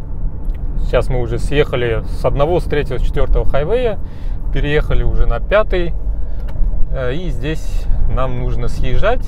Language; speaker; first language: Russian; native; Russian